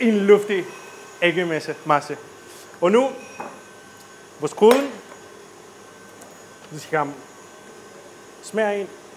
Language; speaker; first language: Danish; non-native, fluent; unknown